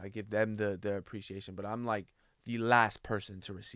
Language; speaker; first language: English; native; English